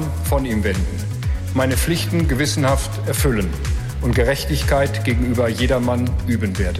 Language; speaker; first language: German; native; German